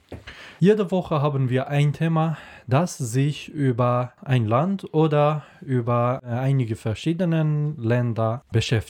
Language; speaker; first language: German; non-native, learner; Persian